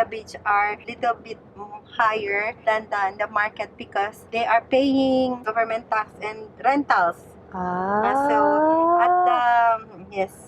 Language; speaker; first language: English; non-native, local second language; Filipino